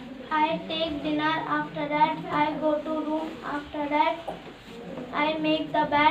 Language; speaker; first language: English; non-native, learner; Hindi